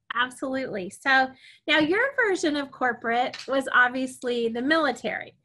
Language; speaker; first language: English; native; English